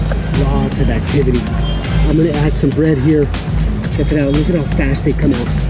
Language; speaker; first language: English; native; English